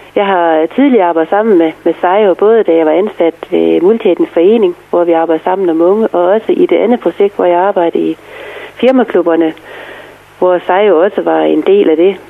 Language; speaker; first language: Danish; native; Danish